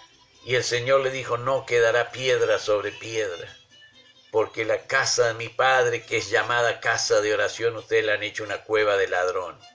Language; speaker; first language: Spanish; native; Spanish